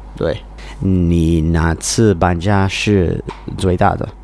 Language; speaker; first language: Chinese; non-native, learner; English